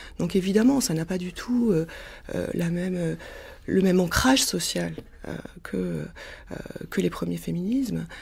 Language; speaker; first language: French; native; French